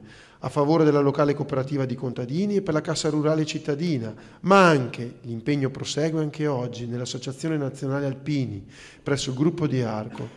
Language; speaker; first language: Italian; native; Italian